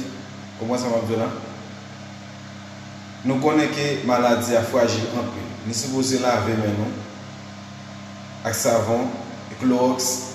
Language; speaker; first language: French; non-native, learner; Haitian Creole